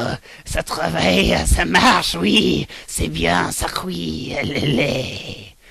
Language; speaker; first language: French; non-native, learner; English